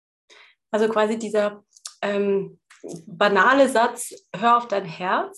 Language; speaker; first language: German; native; German